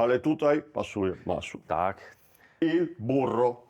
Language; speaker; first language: Polish; non-native, learner; Italian